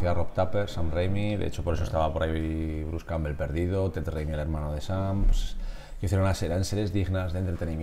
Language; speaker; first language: Spanish; native; Spanish